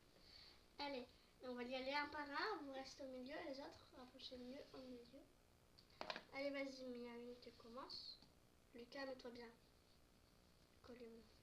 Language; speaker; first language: French; native; French